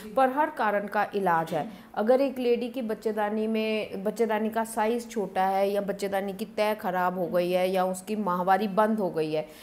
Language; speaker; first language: Hindi; non-native, local second language; Punjabi